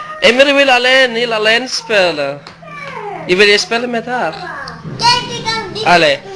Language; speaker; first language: Dutch; non-native, learner; Filipino